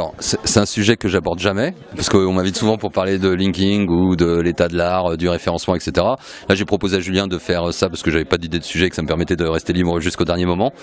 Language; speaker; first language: French; native; French